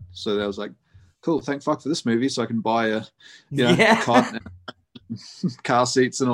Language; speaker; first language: English; native; English